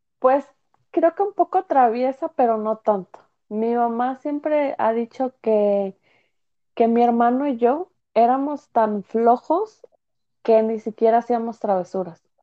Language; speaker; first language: Spanish; native; Spanish